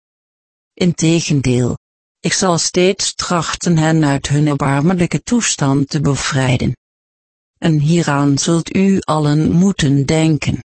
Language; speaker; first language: Dutch; native; Dutch